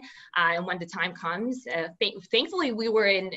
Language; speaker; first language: English; non-native, fluent; Serbian